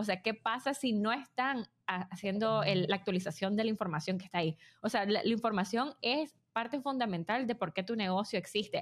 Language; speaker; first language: Spanish; native; Spanish